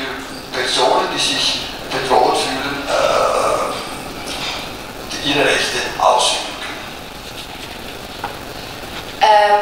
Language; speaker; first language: German; non-native, local second language; Italian